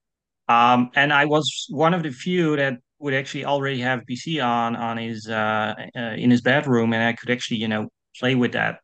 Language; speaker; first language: English; non-native, fluent; Dutch